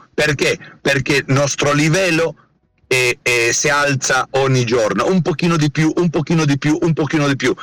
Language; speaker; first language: Italian; non-native, learner; Spanish